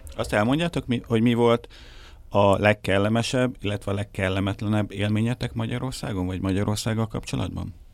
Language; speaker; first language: Hungarian; native; Hungarian